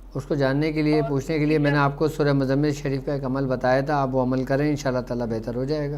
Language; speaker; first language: Urdu; native; Urdu